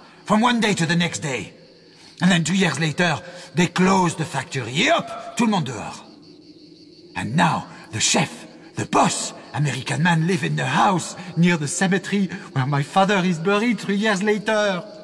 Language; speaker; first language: English; non-native, fluent; French